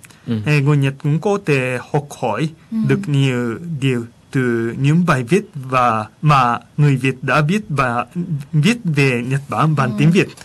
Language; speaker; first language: Vietnamese; non-native, fluent; Japanese